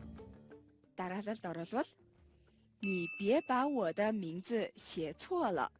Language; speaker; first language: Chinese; non-native, fluent; Mongolian